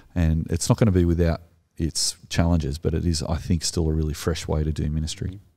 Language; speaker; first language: English; native; English